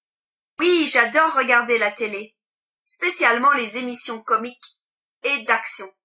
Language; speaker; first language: French; non-native, learner; English